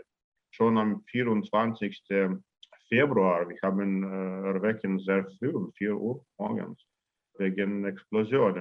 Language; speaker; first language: German; non-native, learner; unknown